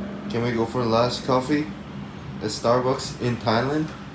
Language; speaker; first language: English; non-native, fluent; Korean